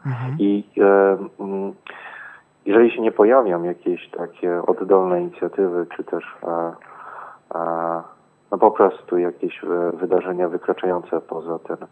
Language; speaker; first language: Polish; native; Polish